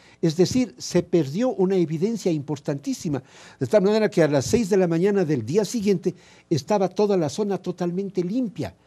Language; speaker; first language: Spanish; native; Spanish